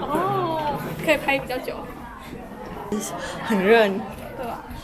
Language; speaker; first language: Chinese; non-native, fluent; Mongolian